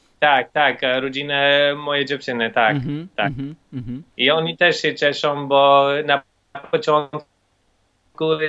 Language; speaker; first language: Polish; non-native, learner; English